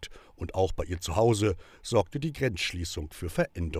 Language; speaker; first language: German; native; German